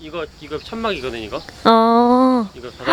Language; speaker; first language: Korean; native; Korean